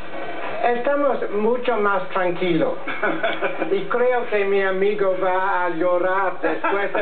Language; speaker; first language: Spanish; non-native, learner; English